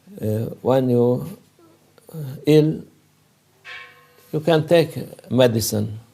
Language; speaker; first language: English; non-native, learner; Turkish